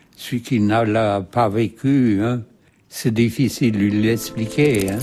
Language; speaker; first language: French; non-native, fluent; German